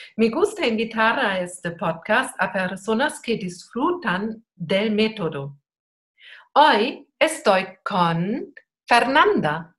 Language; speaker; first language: Spanish; non-native, learner; German